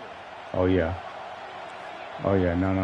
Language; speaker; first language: English; native; English